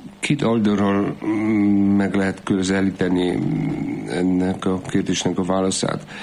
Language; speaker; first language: Hungarian; non-native, fluent; Polish